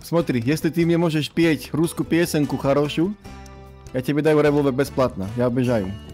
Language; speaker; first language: Russian; non-native, learner; Slovak